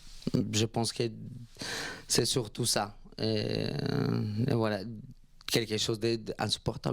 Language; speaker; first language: French; non-native, fluent; Spanish